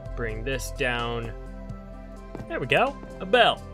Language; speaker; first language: English; native; English